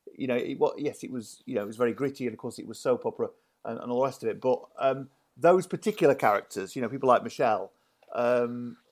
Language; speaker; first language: English; native; English